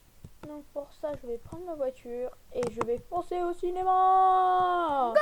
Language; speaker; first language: French; native; French